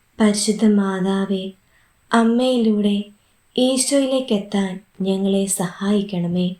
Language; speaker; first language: Malayalam; native; Malayalam